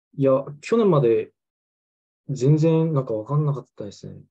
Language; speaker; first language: Japanese; non-native, fluent; Korean